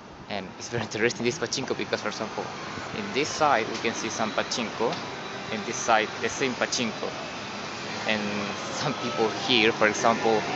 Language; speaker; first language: English; non-native, learner; Spanish